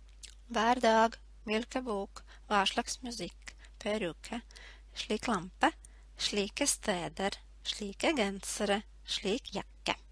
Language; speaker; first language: Norwegian; non-native, fluent; Latvian